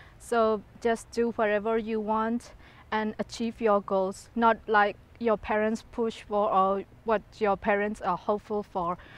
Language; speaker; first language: English; non-native, fluent; Kachin